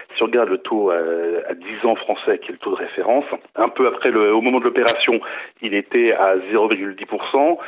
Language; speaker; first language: French; native; French